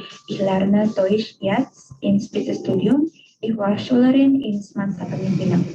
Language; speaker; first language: German; non-native, learner; Indonesian